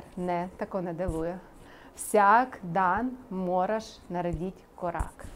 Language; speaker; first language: Slovenian; non-native, learner; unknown